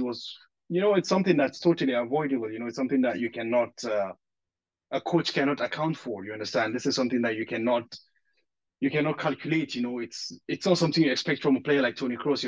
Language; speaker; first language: English; non-native, local second language; Hausa